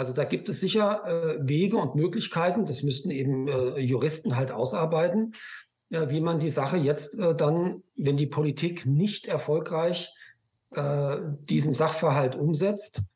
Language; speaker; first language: German; native; German